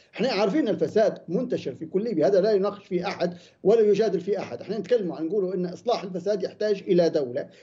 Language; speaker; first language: Arabic; native; Arabic